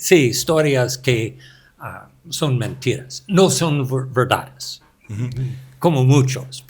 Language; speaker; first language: Spanish; non-native, learner; English